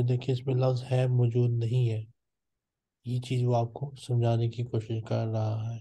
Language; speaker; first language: Urdu; native; Urdu